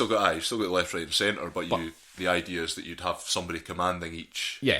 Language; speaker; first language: English; native; English